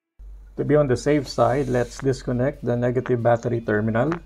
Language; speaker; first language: English; non-native, local second language; Filipino